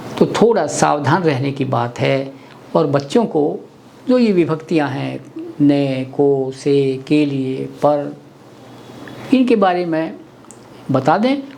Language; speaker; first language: Hindi; native; Hindi